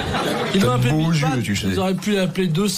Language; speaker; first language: French; native; French